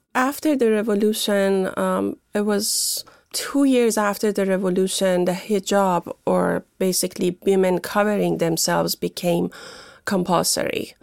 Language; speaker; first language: English; non-native, fluent; Persian